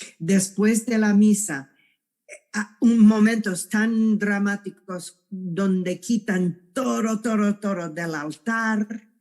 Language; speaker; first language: Spanish; non-native, fluent; English